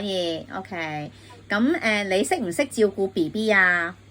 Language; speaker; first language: Cantonese; native; Cantonese